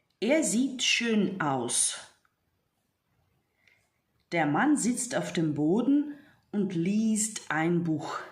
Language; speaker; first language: German; non-native, fluent; Ukrainian